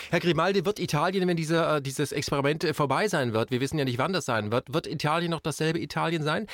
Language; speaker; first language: German; native; German